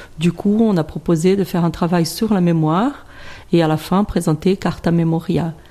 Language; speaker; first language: French; non-native, fluent; Portuguese